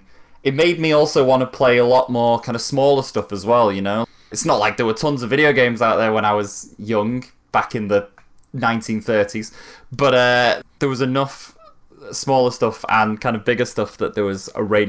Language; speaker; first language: English; native; English